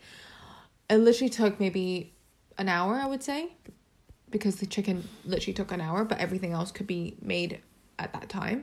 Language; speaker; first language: English; non-native, local second language; Cantonese